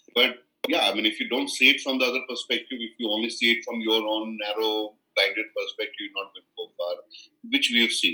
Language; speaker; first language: English; non-native, local second language; Kashmiri